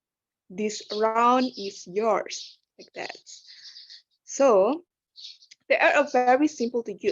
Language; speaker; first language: English; non-native, learner; Indonesian